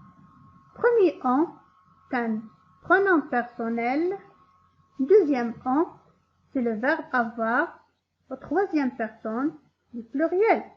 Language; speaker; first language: French; non-native, local second language; Arabic